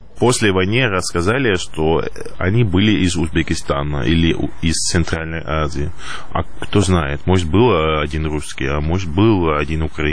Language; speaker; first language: Russian; non-native, fluent; Dutch